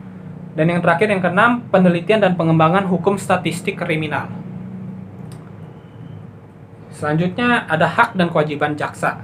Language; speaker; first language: Indonesian; native; Indonesian